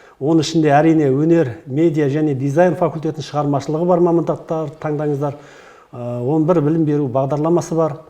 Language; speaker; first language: Kazakh; native; Kazakh